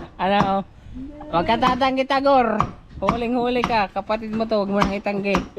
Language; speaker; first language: Filipino; native; Filipino